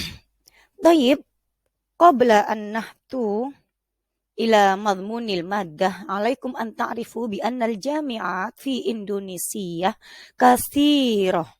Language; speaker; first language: Arabic; non-native, fluent; Indonesian